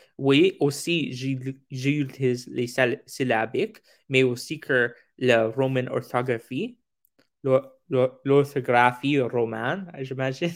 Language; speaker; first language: French; non-native, local second language; English